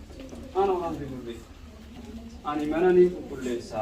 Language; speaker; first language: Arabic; non-native, fluent; Oromo